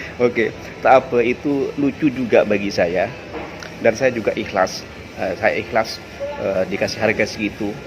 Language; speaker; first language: Indonesian; non-native, local second language; Madurese